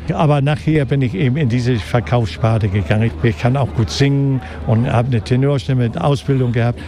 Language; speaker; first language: German; native; German